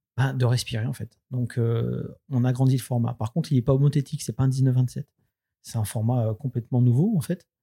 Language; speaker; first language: French; native; French